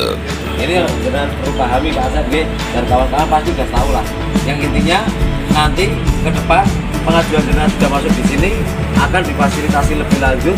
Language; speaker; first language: Indonesian; native; Indonesian